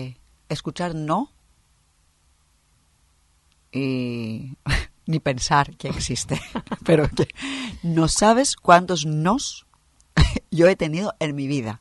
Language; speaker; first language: Spanish; non-native, fluent; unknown